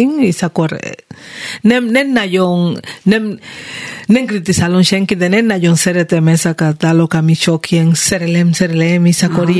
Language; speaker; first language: Hungarian; non-native, learner; Spanish